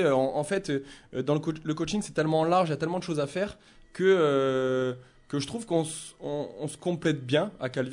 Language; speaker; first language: French; native; French